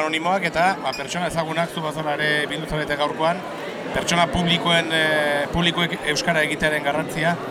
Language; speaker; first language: Basque; native; Basque